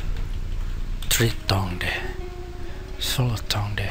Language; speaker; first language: Swedish; non-native, learner; Vietnamese